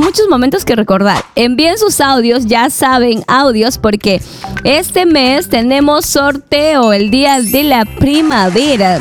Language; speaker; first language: Spanish; native; Spanish